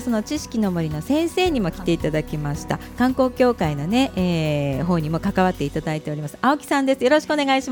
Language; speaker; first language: Japanese; native; Japanese